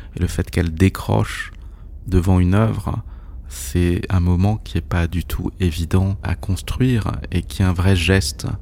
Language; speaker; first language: French; native; French